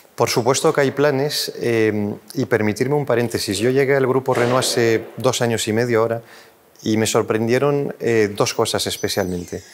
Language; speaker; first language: Spanish; non-native, fluent; French